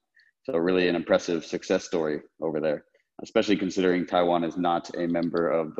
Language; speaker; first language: English; native; English